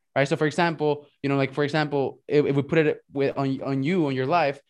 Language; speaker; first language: English; early bilingual, other home language; Spanish